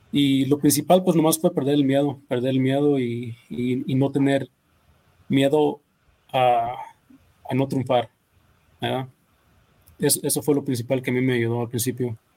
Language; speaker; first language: Spanish; early bilingual, heritage; Spanish